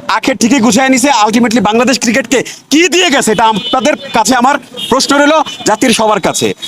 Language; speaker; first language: Bangla; native; Bangla